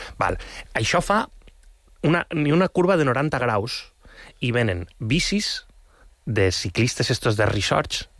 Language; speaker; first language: Catalan; non-native, local second language; Spanish